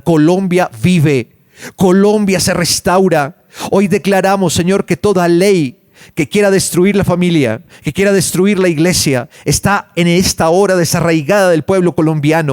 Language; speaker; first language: Spanish; native; Spanish